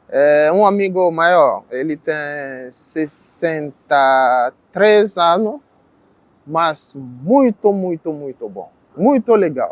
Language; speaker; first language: Portuguese; non-native, learner; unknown